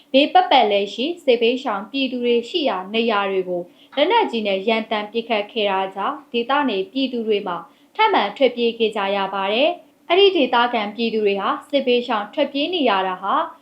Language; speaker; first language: Burmese; native; Burmese